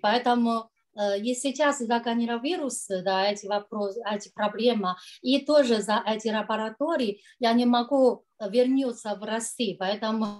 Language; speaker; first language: Russian; non-native, learner; Chinese